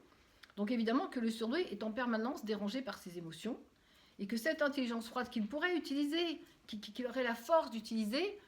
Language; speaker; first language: French; native; French